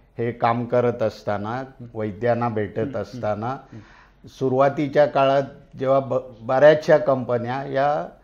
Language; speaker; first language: Marathi; native; Marathi